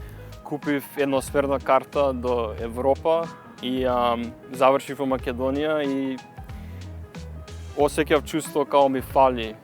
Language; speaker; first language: Macedonian; early bilingual, heritage; Macedonian